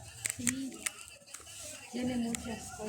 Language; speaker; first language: Spanish; non-native, learner; Haitian Creole